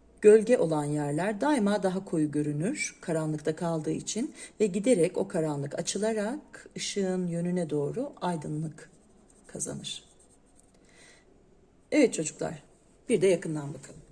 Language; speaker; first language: Turkish; native; Turkish